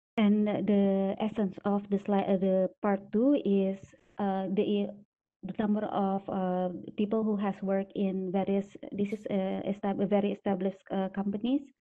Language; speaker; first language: English; non-native, fluent; Indonesian